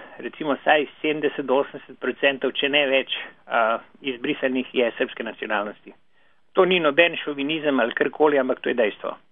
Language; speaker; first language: Slovenian; non-native, local second language; Serbian